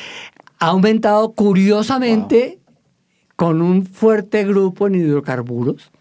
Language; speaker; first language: Spanish; native; Spanish